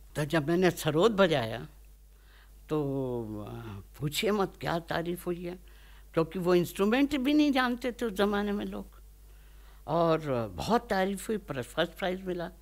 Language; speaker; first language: Hindi; native; Hindi